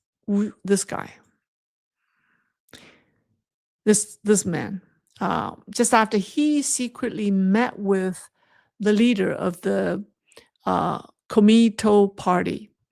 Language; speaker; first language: English; non-native, fluent; Chinese